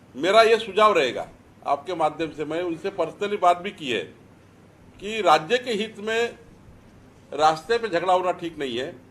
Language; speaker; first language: Hindi; non-native, local second language; Marathi